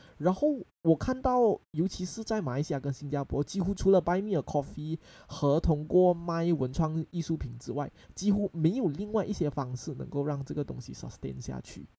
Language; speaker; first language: Chinese; native; Chinese